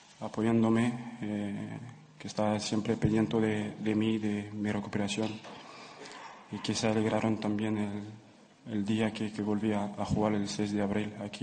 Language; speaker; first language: Spanish; non-native, fluent; French